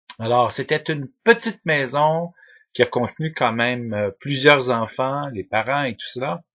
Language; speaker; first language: French; native; French